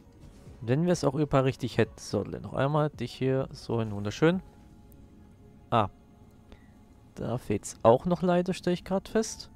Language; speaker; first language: German; native; German